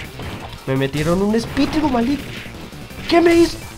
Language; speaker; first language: Spanish; native; Spanish